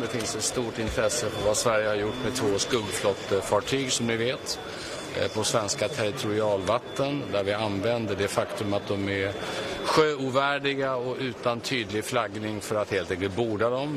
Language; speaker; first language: Swedish; native; Swedish